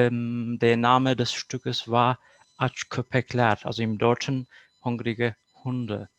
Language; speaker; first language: German; non-native, fluent; Kurdish